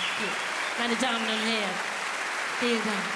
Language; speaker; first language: German; non-native, learner; English